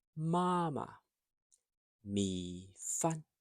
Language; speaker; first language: Chinese; non-native, fluent; English